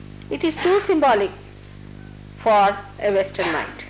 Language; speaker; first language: English; non-native, local second language; Marathi